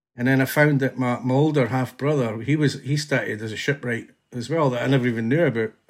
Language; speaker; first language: English; native; English